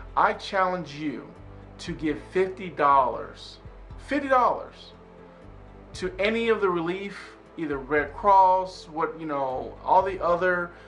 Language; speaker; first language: English; native; English